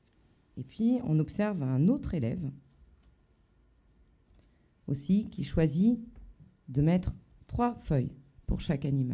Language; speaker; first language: French; native; French